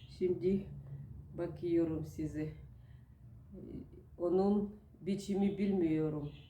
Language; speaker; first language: Turkish; non-native, learner; Russian